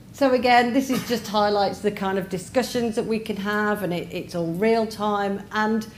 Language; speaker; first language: English; native; English